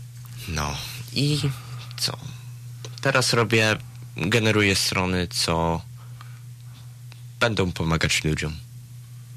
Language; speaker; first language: Polish; early bilingual, heritage; Polish